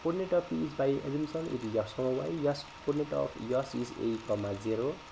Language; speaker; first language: English; non-native, local second language; Nepali